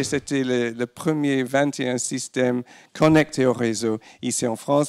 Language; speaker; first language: French; non-native, fluent; English